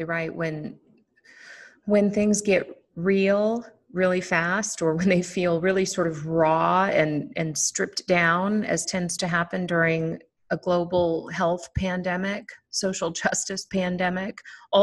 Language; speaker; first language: English; native; English